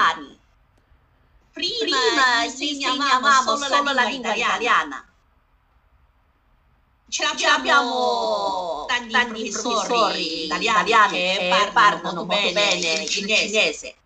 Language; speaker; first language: Italian; non-native, learner; Chinese